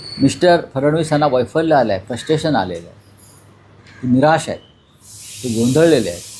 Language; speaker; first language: Marathi; native; Marathi